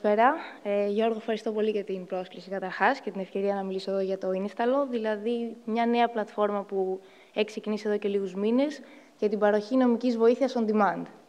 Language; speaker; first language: Greek; native; Greek